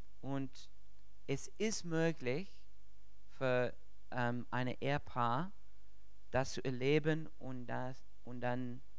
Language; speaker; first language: German; non-native, learner; English